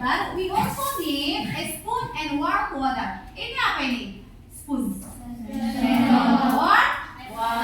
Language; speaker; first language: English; non-native, learner; Indonesian